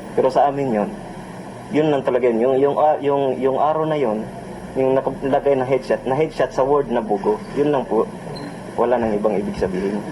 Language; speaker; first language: Filipino; non-native, local second language; Cebuano